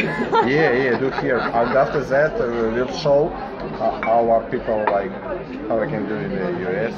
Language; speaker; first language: English; non-native, learner; Russian